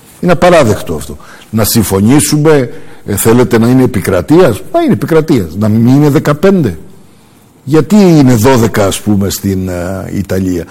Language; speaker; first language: Greek; early bilingual, heritage; Greek